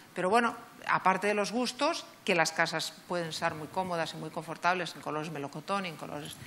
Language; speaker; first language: Spanish; native; Spanish